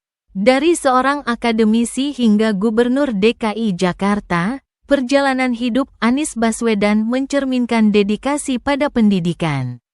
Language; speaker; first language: Indonesian; native; Indonesian